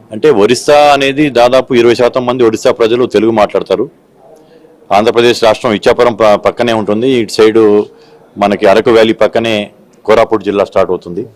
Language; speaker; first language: Telugu; native; Telugu